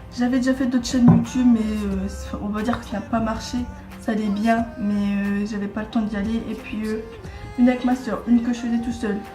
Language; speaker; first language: French; native; French